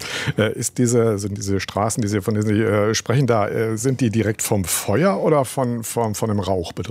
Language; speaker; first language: German; native; German